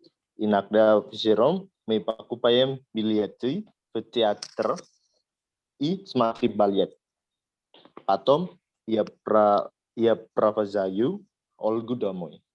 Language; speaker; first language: Russian; non-native, learner; Indonesian